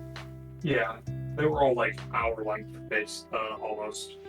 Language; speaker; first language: English; native; English